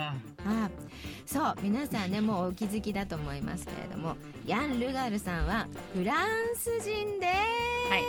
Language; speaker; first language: Japanese; native; Japanese